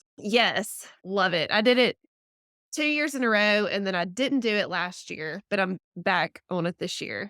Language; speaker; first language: English; native; English